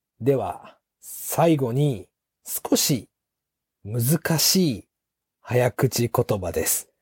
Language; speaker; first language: Japanese; native; Japanese